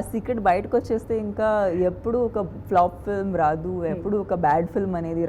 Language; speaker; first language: Telugu; non-native, local second language; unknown